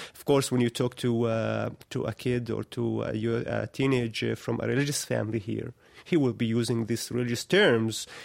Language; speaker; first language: English; non-native, fluent; Arabic